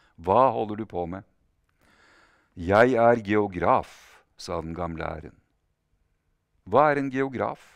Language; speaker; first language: Norwegian; native; Norwegian